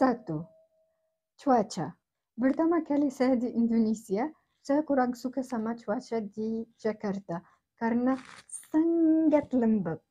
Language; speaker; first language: Indonesian; non-native, fluent; Arabic